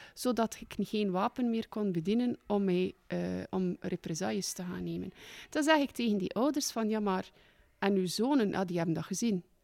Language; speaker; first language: Dutch; native; Dutch